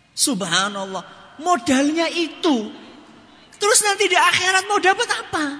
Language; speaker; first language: Indonesian; non-native, local second language; Javanese